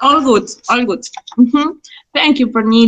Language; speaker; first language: English; non-native, fluent; Spanish